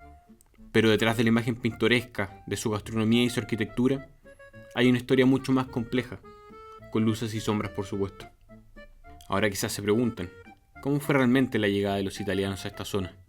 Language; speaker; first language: Spanish; native; Spanish